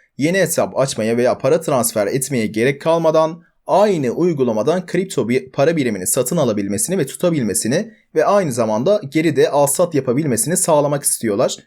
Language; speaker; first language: Turkish; native; Turkish